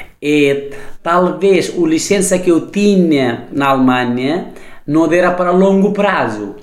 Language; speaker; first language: Portuguese; non-native, fluent; Nepali